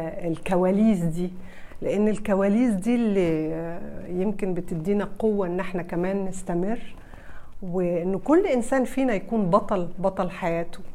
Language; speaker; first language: Arabic; early bilingual, heritage; Arabic